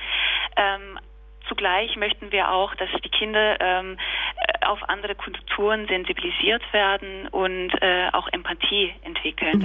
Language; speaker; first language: German; early bilingual, other home language; Turkish